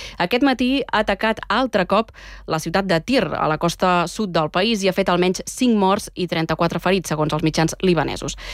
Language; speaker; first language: Catalan; native; Catalan